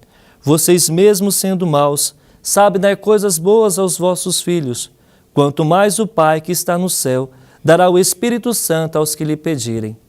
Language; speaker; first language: Portuguese; native; Portuguese